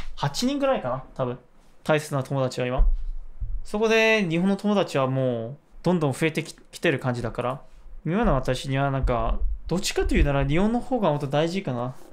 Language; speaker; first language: Japanese; non-native, fluent; Korean